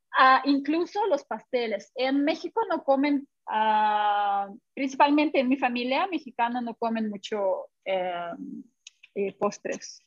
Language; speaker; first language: Spanish; non-native, fluent; Russian